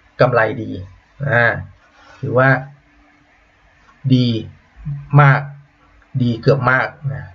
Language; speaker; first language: Thai; native; Thai